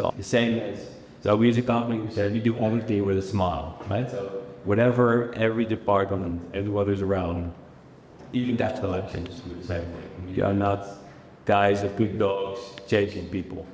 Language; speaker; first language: English; non-native, fluent; Dutch